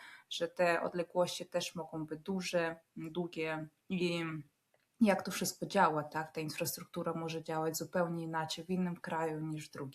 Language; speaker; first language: Polish; non-native, fluent; Russian